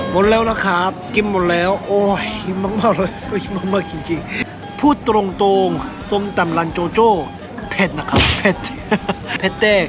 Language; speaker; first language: Thai; non-native, fluent; Korean